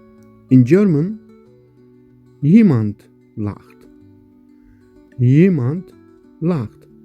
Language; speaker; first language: German; non-native, learner; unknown